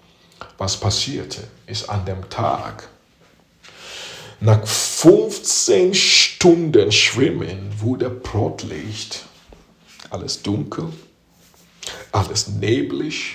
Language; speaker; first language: German; non-native, fluent; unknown